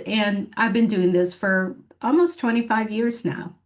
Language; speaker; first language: English; native; English